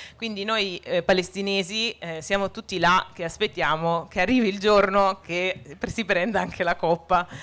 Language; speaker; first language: Italian; non-native, fluent; Arabic